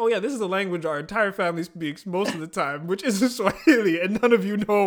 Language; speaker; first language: English; native; English